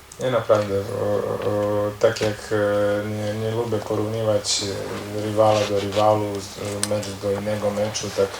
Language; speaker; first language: Polish; non-native, learner; Croatian